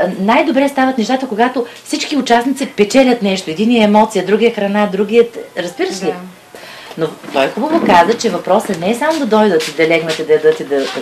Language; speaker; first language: Bulgarian; native; Bulgarian